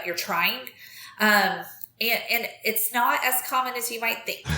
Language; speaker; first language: English; native; English